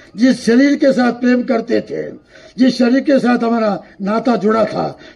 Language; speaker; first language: Hindi; non-native, local second language; Marathi